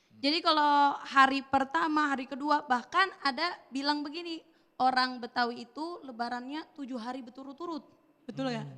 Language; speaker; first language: Indonesian; native; Indonesian